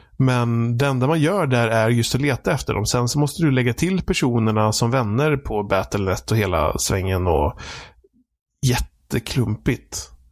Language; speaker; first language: Swedish; native; Swedish